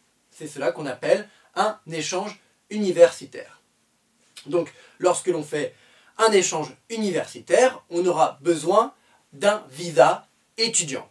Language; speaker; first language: French; native; French